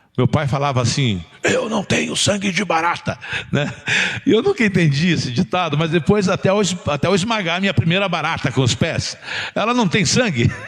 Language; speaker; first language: Portuguese; native; Portuguese